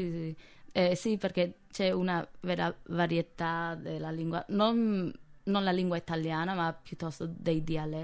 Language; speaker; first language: Italian; non-native, fluent; English